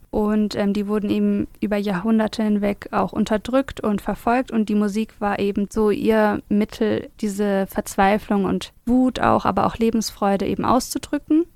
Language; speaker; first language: German; native; German